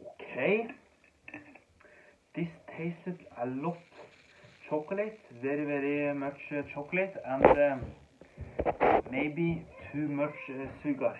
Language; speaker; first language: English; non-native, fluent; Danish